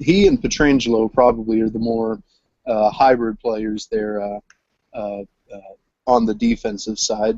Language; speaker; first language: English; native; English